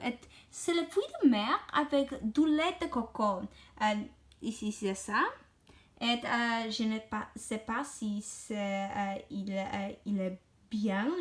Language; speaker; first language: French; non-native, learner; English